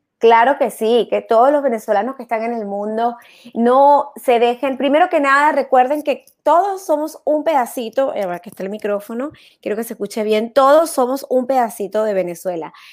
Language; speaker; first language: Spanish; native; Spanish